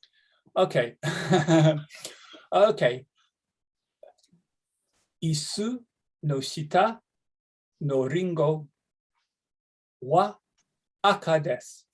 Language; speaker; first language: Japanese; non-native, learner; English